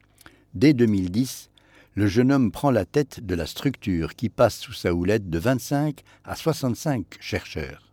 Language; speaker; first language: French; native; French